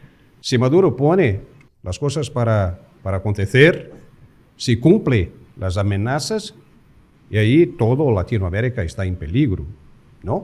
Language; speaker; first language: Spanish; non-native, fluent; Portuguese